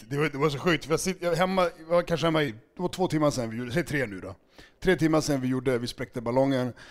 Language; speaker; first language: Swedish; early bilingual, other home language; Serbian